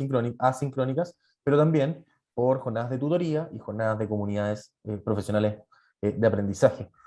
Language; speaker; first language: Spanish; native; Spanish